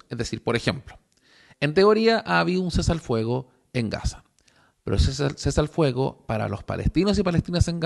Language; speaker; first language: Spanish; native; Spanish